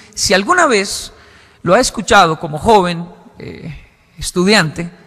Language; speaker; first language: Spanish; non-native, fluent; Japanese